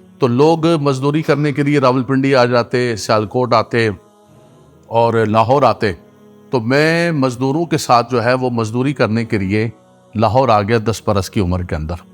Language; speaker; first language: Urdu; non-native, local second language; Gujari